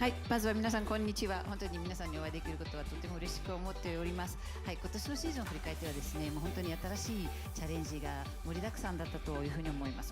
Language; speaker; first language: Japanese; native; Japanese